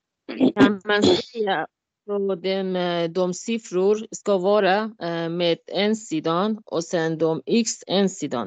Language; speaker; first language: Swedish; non-native, learner; Arabic